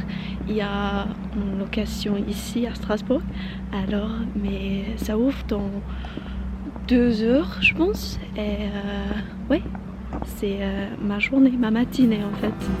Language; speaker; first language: French; non-native, learner; English